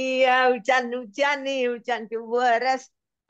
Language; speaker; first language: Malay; non-native, local second language; Javanese